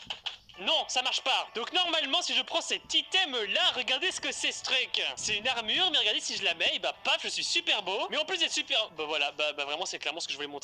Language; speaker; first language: French; native; French